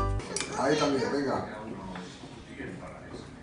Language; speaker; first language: Spanish; native; Spanish